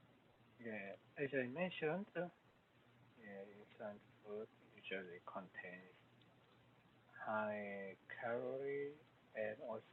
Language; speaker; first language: English; non-native, learner; Korean